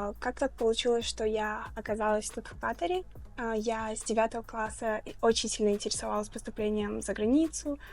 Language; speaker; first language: Russian; non-native, local second language; Tajik